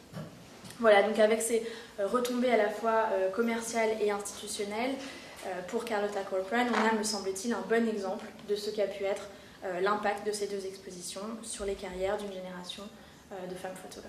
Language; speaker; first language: French; native; French